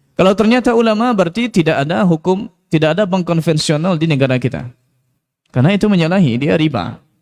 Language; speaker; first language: Malay; non-native, local second language; Minangkabau